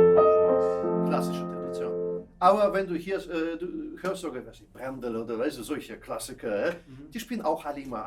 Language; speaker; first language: German; non-native, fluent; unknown